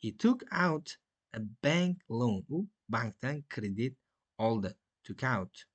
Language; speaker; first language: English; non-native, fluent; Uzbek